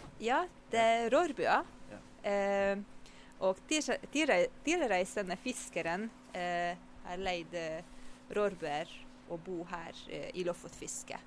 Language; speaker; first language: Norwegian; non-native, fluent; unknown